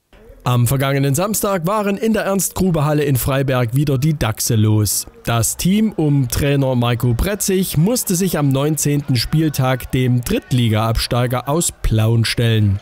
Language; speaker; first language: German; native; German